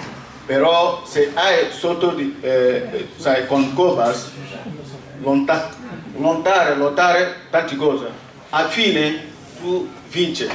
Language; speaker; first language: Italian; non-native, learner; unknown